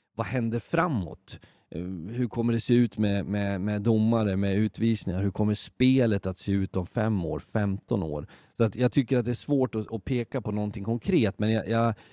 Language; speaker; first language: Swedish; native; Swedish